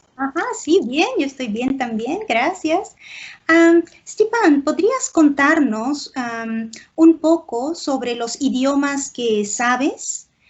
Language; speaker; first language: Spanish; native; Spanish